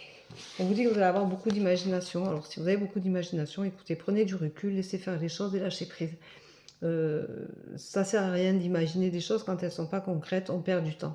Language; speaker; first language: French; native; French